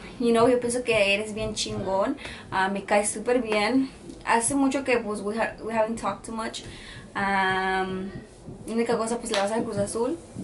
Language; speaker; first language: Spanish; early bilingual, heritage; Spanish